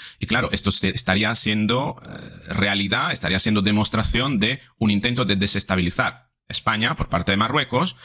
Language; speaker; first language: Spanish; non-native, fluent; Italian